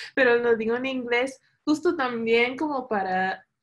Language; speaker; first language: Spanish; early bilingual, heritage; Spanish